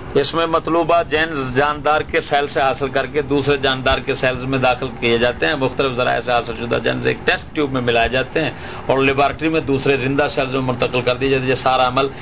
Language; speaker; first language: Urdu; non-native, local second language; Punjabi